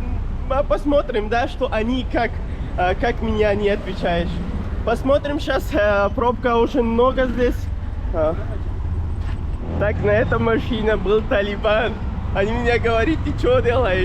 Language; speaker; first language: Russian; non-native, learner; Pashto